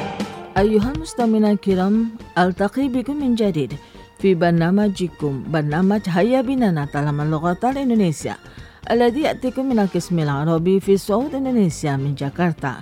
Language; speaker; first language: Arabic; non-native, fluent; Indonesian